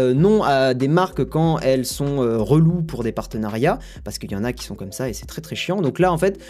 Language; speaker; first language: French; native; French